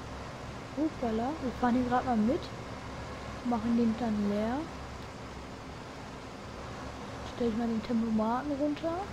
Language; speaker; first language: German; native; German